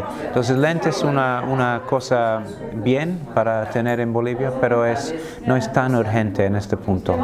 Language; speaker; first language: Spanish; non-native, fluent; English